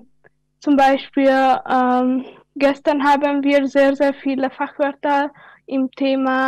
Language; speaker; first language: German; non-native, learner; Hungarian